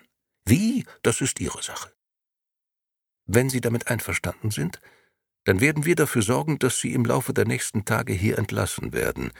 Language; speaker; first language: German; native; German